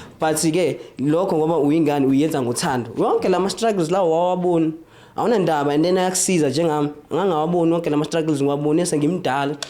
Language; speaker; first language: Zulu; native; Zulu